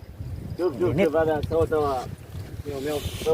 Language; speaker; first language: Arabic; non-native, learner; Filipino